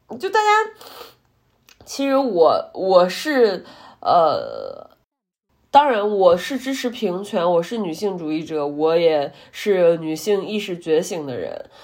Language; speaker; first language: Chinese; native; Chinese